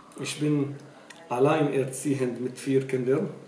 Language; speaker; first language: German; non-native, learner; Arabic